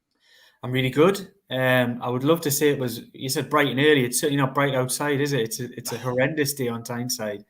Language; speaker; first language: English; native; English